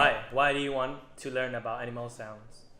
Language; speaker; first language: English; non-native, fluent; Thai